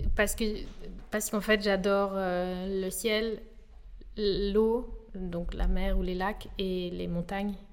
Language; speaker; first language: French; native; French